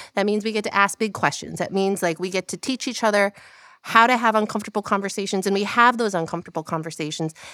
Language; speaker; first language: English; early bilingual, other home language; Korean